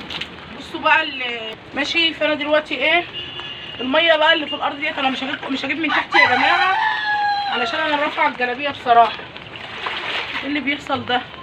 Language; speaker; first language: Arabic; native; Arabic